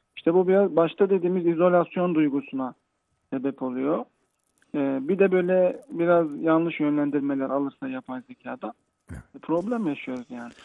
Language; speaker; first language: Turkish; native; Turkish